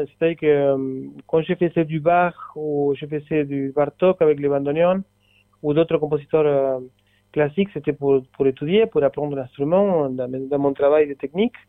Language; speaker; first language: French; non-native, fluent; Spanish